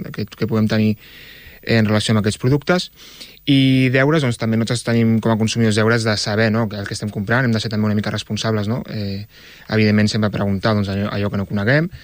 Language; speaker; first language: Catalan; early bilingual, other home language; Arabic